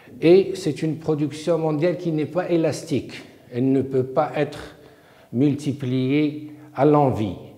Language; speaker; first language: French; non-native, local second language; Arabic